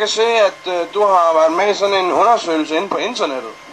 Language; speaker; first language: Danish; native; Danish